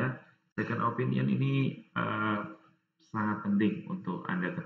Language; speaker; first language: Indonesian; native; Indonesian